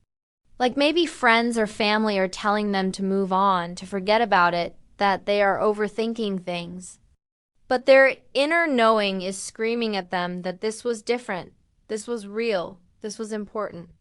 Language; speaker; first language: English; native; English